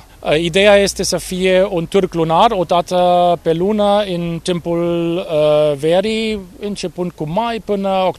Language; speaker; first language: Romanian; non-native, fluent; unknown